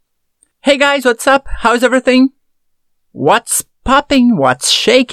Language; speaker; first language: English; non-native, fluent; Portuguese